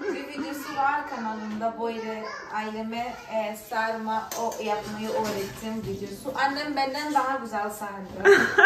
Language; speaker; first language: Turkish; non-native, fluent; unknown